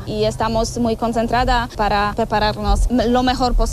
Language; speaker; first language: Spanish; non-native, learner; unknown